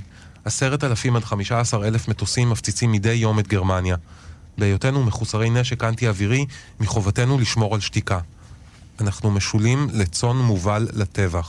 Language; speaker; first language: Hebrew; native; Hebrew